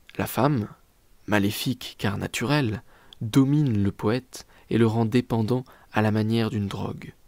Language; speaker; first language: French; native; French